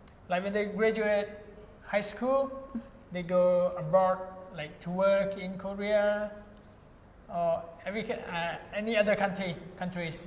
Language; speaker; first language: English; non-native, fluent; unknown